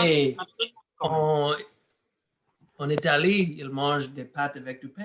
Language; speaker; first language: French; non-native, learner; English